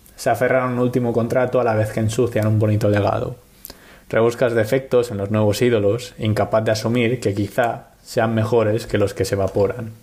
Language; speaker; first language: Spanish; native; Spanish